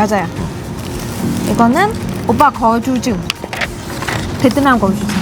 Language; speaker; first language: Korean; non-native, fluent; Vietnamese